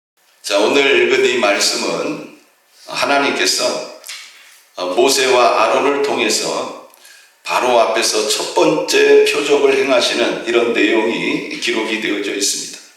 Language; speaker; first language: Korean; native; Korean